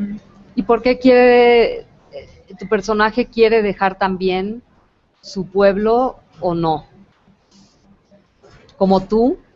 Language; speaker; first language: Spanish; native; Spanish